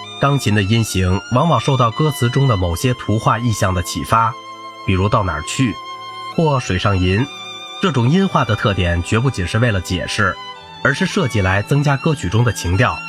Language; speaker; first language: Chinese; native; Chinese